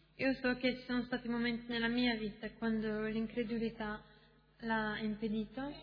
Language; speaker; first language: Italian; non-native, fluent; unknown